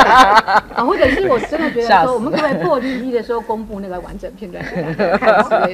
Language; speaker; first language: Chinese; native; Chinese